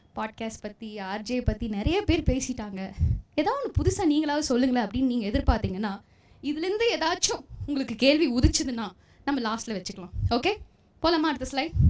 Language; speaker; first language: Tamil; non-native, local second language; Telugu